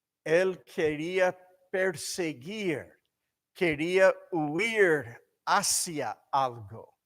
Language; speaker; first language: Spanish; non-native, fluent; English